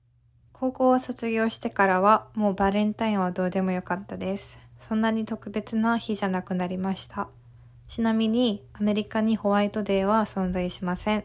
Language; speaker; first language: Japanese; early bilingual, heritage; Japanese